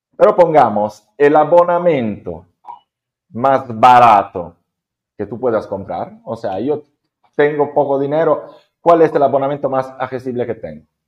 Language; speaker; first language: Spanish; non-native, fluent; Italian